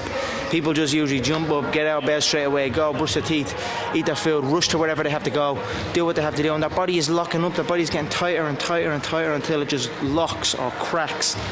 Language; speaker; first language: English; native; English